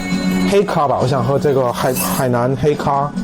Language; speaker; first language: Chinese; non-native, fluent; Korean